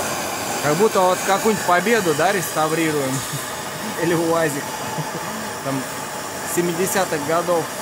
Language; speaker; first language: Russian; native; Russian